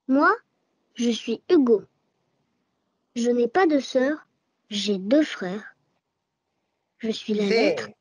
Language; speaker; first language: French; non-native, learner; Arabic